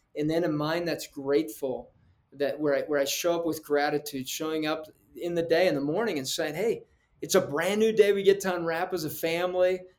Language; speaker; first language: English; early bilingual, other home language; Spanish